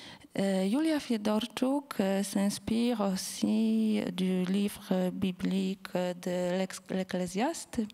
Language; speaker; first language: French; non-native, fluent; Polish